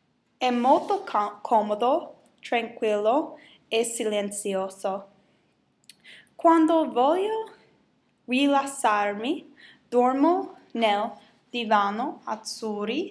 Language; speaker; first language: Italian; non-native, learner; English